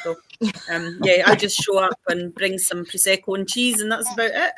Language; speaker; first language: English; native; English